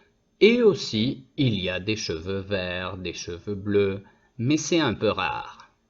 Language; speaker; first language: French; non-native, fluent; Spanish